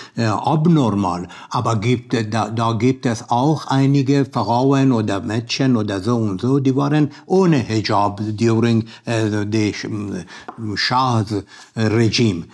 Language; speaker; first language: German; non-native, learner; Persian